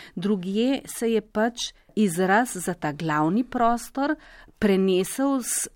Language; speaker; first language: Slovenian; native; Slovenian